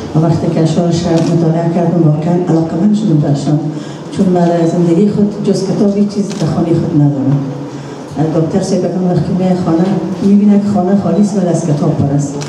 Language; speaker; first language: Persian; native; Persian